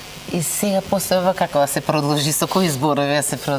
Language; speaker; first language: Macedonian; native; Macedonian